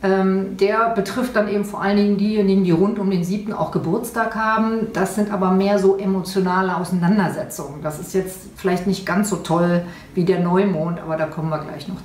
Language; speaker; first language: German; native; German